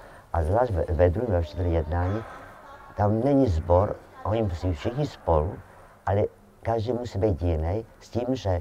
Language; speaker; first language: Czech; non-native, learner; Slovak